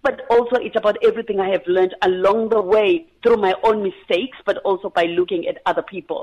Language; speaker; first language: English; non-native, local second language; Zulu